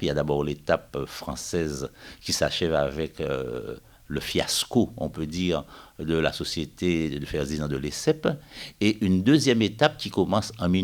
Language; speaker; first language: French; native; French